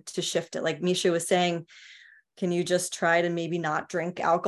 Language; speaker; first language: English; native; English